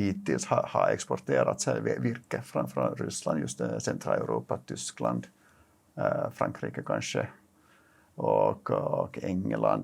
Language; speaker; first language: Swedish; non-native, local second language; Finnish